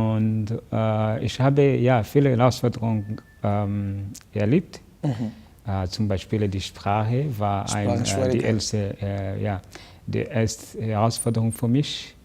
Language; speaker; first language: German; non-native, learner; Kinyarwanda